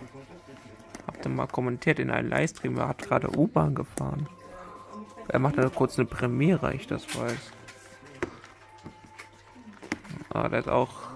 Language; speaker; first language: German; native; German